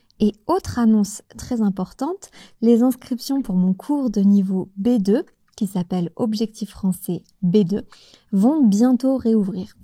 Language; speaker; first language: French; native; French